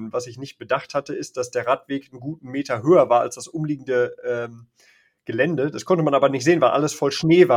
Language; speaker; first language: German; native; German